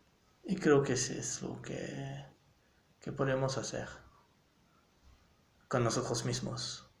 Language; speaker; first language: Spanish; non-native, fluent; French